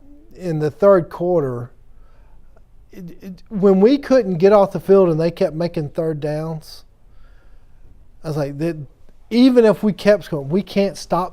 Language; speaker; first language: English; native; English